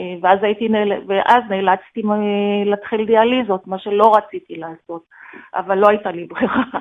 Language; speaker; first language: Hebrew; native; Hebrew